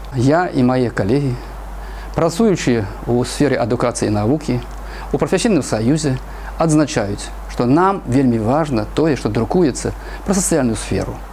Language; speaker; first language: Belarusian; native; Belarusian